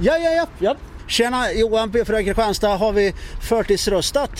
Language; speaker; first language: Swedish; native; Swedish